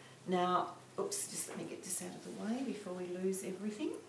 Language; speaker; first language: English; native; English